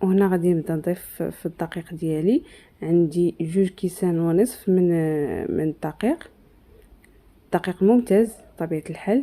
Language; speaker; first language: Arabic; native; Arabic